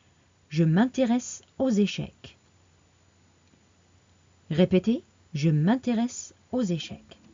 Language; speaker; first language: French; non-native, fluent; English